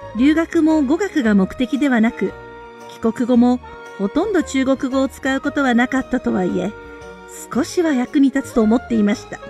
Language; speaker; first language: Japanese; native; Japanese